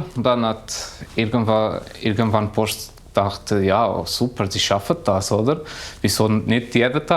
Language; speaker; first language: German; non-native, learner; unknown